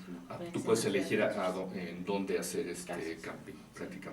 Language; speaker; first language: Spanish; native; Spanish